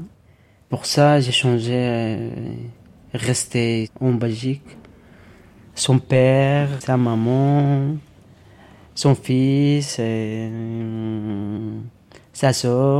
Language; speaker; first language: French; non-native, learner; Arabic